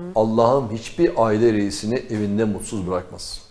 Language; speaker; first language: Turkish; native; Turkish